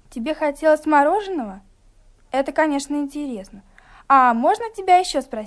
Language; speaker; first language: Russian; native; Russian